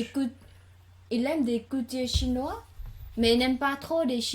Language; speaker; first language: French; non-native, learner; Khmer